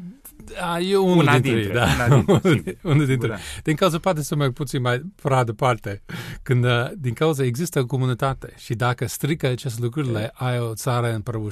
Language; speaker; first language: Romanian; non-native, learner; English